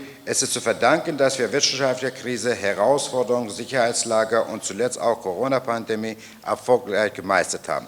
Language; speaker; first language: German; non-native, fluent; Central Kurdish